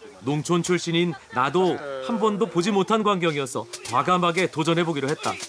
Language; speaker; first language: Korean; native; Korean